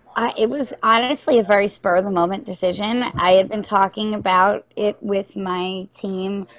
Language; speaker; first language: English; native; English